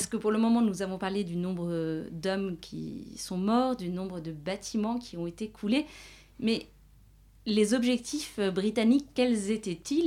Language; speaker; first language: French; native; French